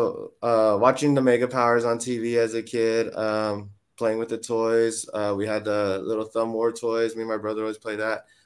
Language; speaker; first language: English; native; English